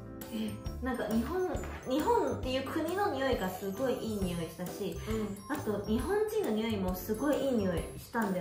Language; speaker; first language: Japanese; non-native, local second language; Chinese